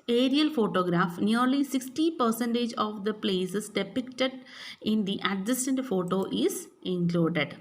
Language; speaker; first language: English; non-native, local second language; Malayalam